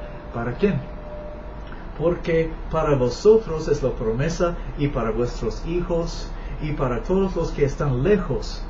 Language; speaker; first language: Spanish; non-native, learner; English